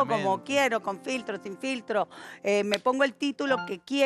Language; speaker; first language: Spanish; native; Spanish